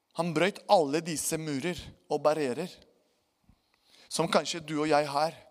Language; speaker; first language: Norwegian; non-native, fluent; Spanish